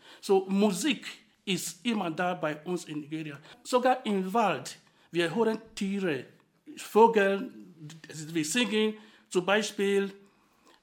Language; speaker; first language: German; non-native, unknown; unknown